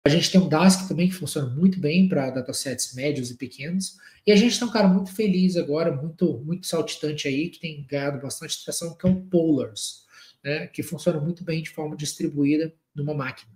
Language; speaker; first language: Portuguese; native; Portuguese